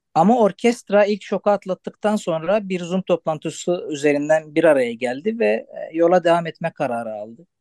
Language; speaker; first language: Turkish; non-native, local second language; Arabic